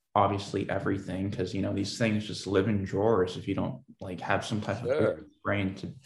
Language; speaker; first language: English; native; English